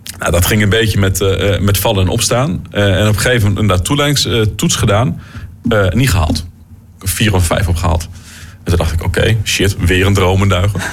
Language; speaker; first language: Dutch; native; Dutch